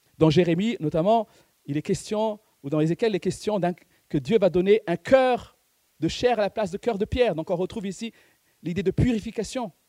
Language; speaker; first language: French; non-native, local second language; Malagasy